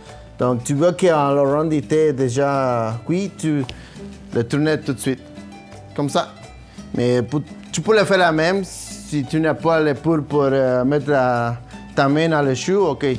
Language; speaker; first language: French; non-native, learner; Spanish